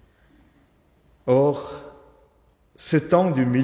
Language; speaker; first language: French; non-native, fluent; Korean